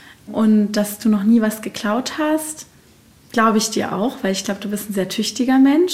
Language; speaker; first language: German; native; German